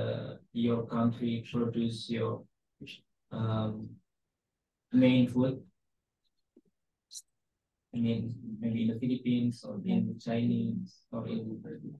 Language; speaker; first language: English; non-native, fluent; Indonesian